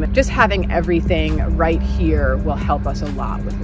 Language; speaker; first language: English; native; English